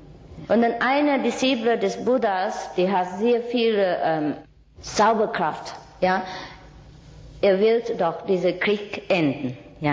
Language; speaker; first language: German; non-native, learner; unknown